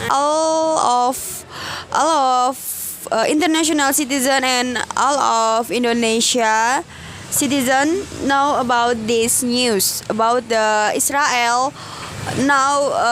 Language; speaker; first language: English; non-native, learner; Indonesian